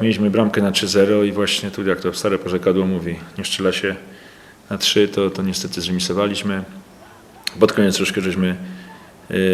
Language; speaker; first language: Polish; native; Polish